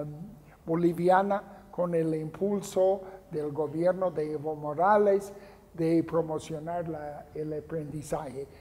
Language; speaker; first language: Spanish; non-native, fluent; English